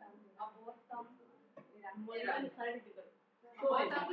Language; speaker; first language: Russian; non-native, learner; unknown